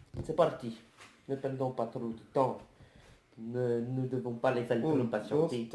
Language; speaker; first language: French; native; French